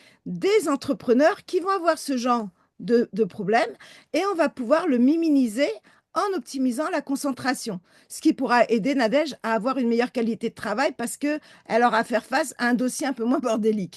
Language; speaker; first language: French; native; French